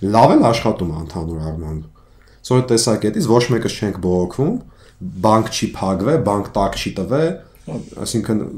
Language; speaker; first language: Armenian; early bilingual, heritage; Armenian